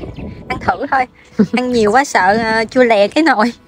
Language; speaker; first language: Vietnamese; native; Vietnamese